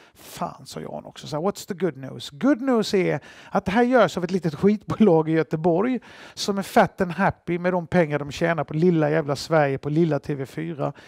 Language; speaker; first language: Swedish; native; Swedish